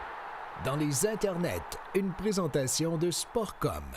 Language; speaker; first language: French; native; French